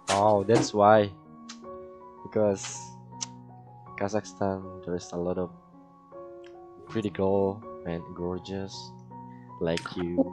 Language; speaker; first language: English; non-native, learner; Indonesian